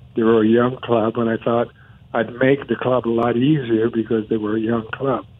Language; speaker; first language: English; non-native, fluent; Spanish